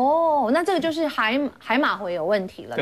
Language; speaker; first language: Chinese; native; Chinese